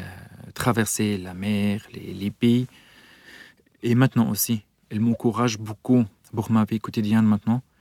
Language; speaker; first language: French; non-native, learner; Arabic